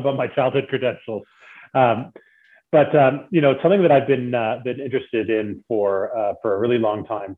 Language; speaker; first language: English; native; English